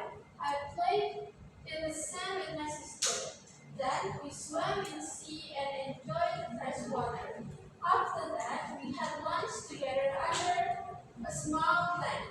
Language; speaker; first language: English; non-native, learner; Indonesian